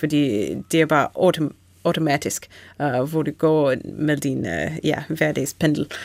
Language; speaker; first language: Danish; non-native, fluent; English